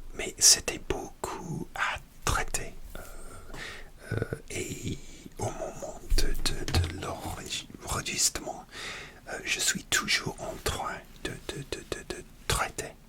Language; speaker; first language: French; non-native, learner; English